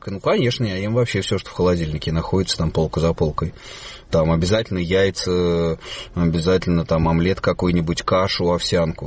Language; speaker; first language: Russian; native; Russian